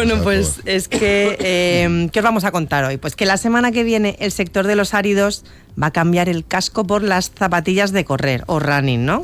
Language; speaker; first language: Spanish; native; Spanish